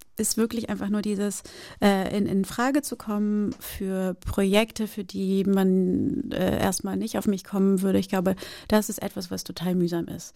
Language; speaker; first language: German; early bilingual, other home language; Portuguese